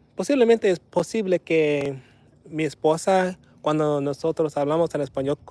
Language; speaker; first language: Spanish; non-native, learner; English